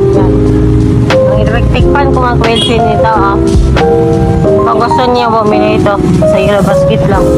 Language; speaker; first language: Filipino; non-native, local second language; Cebuano